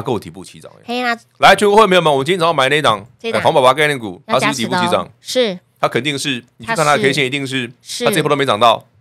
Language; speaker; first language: Chinese; native; Chinese